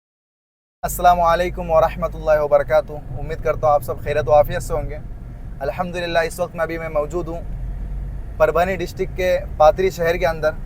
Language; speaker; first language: Hindi; native; Hindi